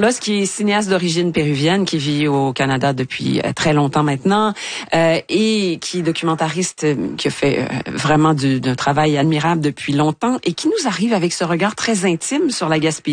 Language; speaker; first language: French; native; French